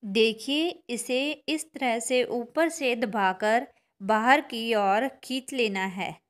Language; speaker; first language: Hindi; non-native, local second language; Punjabi